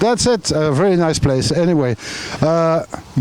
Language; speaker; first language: English; non-native, fluent; French